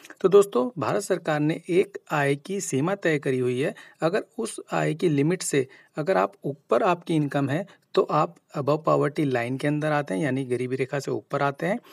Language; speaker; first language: Hindi; native; Hindi